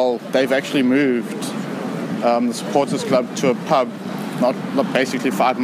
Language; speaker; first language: English; native; English